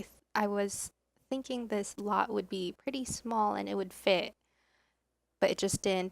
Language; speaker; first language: English; native; English